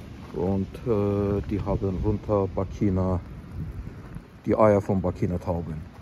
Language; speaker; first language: German; non-native, fluent; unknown